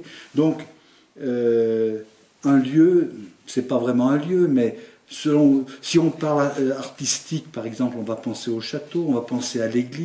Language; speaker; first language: French; native; French